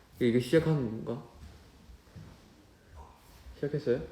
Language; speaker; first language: Korean; non-native, fluent; Chinese